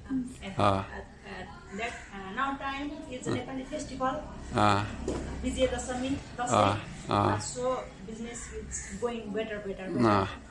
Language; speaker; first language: English; non-native, learner; Nepali